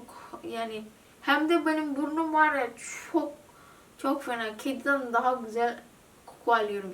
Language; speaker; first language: Turkish; non-native, learner; Indonesian